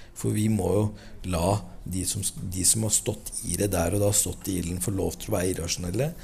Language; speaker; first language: Norwegian; native; Norwegian